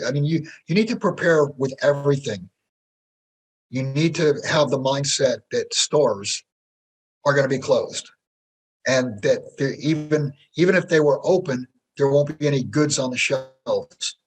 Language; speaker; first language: English; native; English